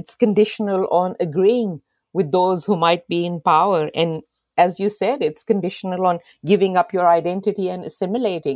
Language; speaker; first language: English; non-native, local second language; Urdu